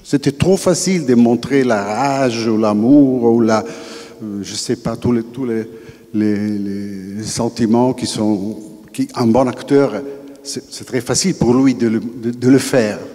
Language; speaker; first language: French; non-native, fluent; Italian